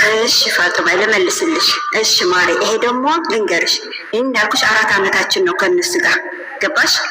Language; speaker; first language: Amharic; non-native, local second language; Tigrinya